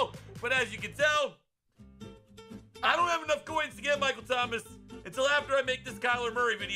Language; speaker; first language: English; native; English